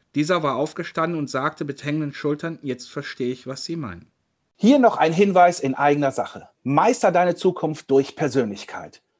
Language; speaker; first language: German; native; German